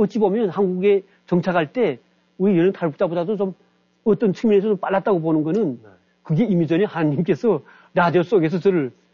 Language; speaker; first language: Korean; native; Korean